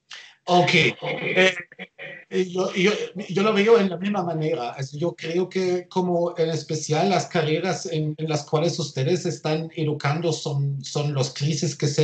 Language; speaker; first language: Spanish; non-native, fluent; German